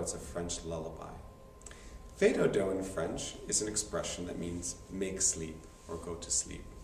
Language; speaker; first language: English; native; English